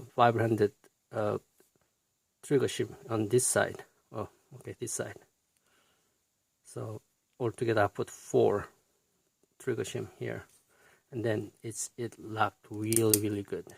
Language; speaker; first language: English; non-native, fluent; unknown